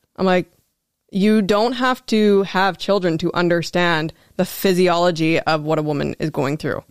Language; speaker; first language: English; native; English